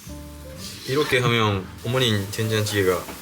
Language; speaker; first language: Korean; non-native, learner; Japanese